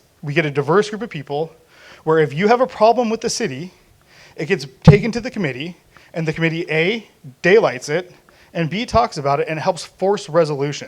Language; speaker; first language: English; native; English